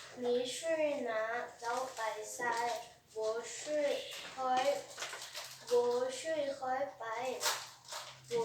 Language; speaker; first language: Chinese; non-native, learner; Lao